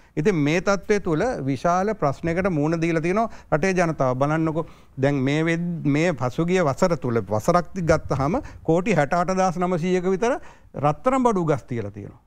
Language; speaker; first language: Sinhala; native; Sinhala